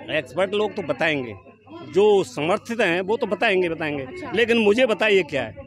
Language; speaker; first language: Hindi; native; Hindi